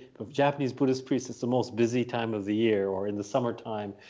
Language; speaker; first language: English; early bilingual, other home language; Japanese